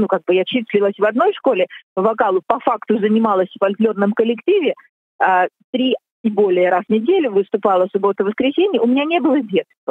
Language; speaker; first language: Russian; native; Russian